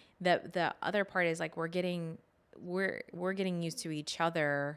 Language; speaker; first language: English; native; English